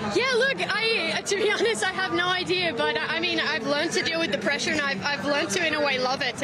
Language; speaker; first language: English; native; English